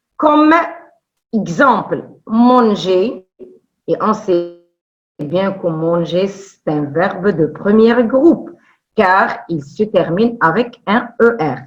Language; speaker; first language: French; non-native, local second language; Arabic